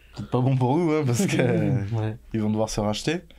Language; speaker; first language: French; native; French